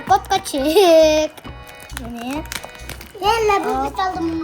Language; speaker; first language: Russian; non-native, local second language; Kazakh